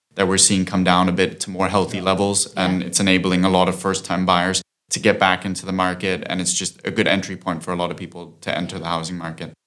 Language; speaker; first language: English; non-native, fluent; German